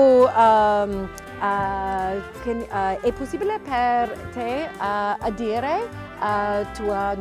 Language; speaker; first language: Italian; non-native, learner; English